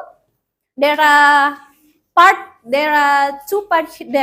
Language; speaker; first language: English; non-native, fluent; Indonesian